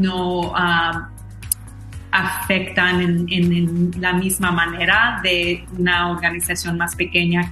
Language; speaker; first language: Spanish; early bilingual, heritage; Spanish